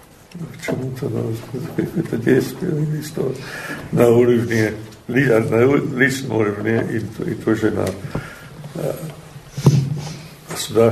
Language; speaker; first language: Russian; non-native, learner; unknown